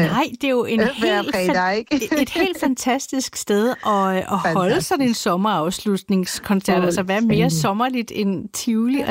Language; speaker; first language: Danish; native; Danish